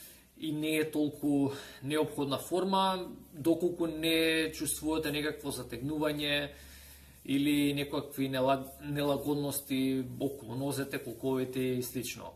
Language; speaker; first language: Macedonian; native; Macedonian